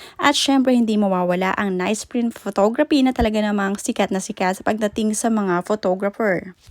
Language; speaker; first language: Filipino; native; Filipino